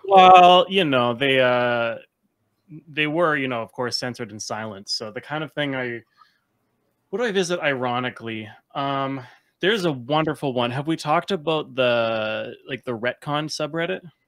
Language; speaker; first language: English; native; English